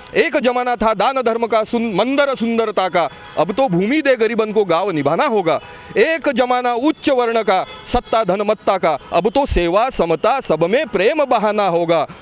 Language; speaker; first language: Hindi; non-native, local second language; Marathi